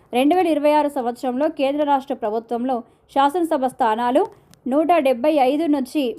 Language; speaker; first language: Telugu; native; Telugu